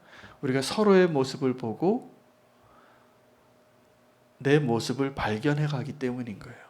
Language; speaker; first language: Korean; native; Korean